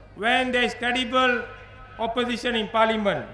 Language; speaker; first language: English; non-native, local second language; Tamil